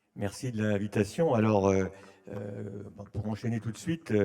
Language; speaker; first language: French; native; French